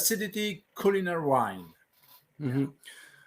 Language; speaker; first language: English; non-native, fluent; Polish